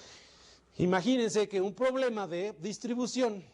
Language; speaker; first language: Spanish; native; Spanish